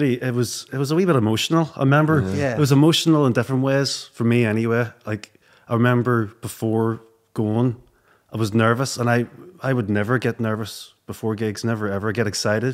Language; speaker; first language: English; native; English